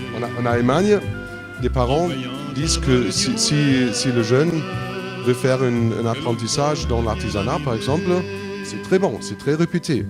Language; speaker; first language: French; non-native, fluent; German